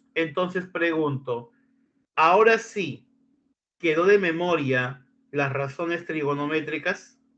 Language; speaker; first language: Spanish; native; Spanish